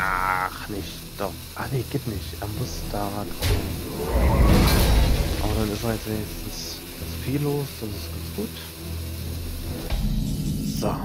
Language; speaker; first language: German; native; German